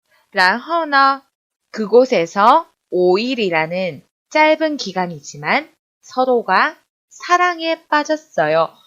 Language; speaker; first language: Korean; non-native, fluent; Chinese